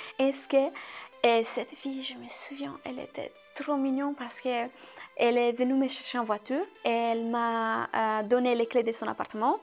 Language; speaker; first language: French; non-native, fluent; Italian